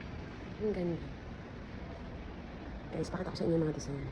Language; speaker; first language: Filipino; native; Filipino